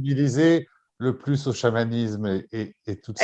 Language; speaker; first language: French; native; French